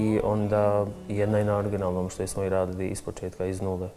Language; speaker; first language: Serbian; non-native, local second language; Albanian